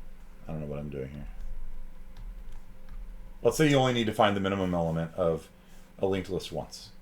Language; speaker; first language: English; native; English